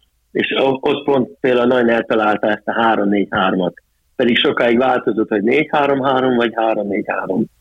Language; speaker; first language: Hungarian; early bilingual, heritage; Hungarian